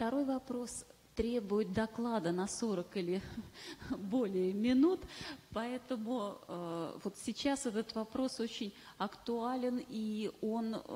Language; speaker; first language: Russian; native; Russian